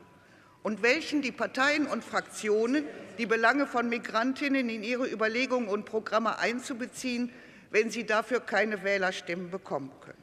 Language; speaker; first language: German; native; German